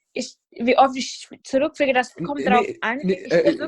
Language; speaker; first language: German; non-native, fluent; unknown